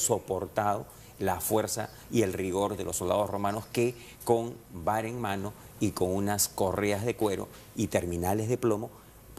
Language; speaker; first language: Spanish; native; Spanish